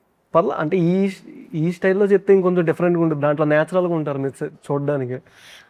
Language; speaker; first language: Telugu; native; Telugu